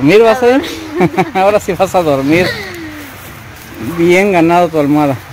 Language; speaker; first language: Spanish; native; Spanish